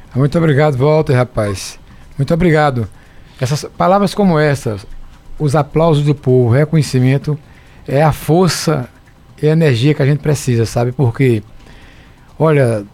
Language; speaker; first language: Portuguese; native; Portuguese